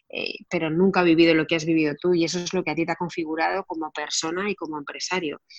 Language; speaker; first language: Spanish; native; Spanish